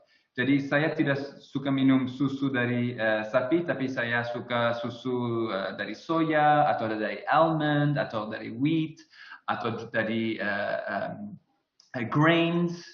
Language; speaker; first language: Indonesian; non-native, fluent; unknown